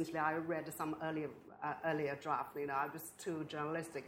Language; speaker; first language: English; non-native, fluent; Chinese